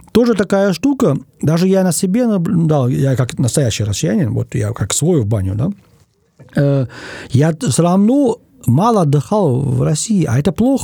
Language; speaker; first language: Russian; non-native, fluent; German